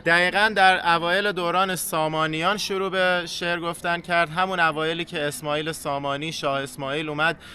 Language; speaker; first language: Persian; native; Persian